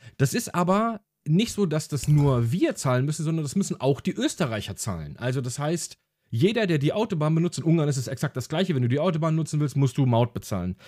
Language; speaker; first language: German; early bilingual, other home language; Hungarian